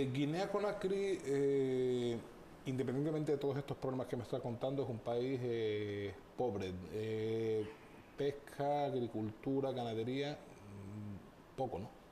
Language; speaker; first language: Spanish; native; Spanish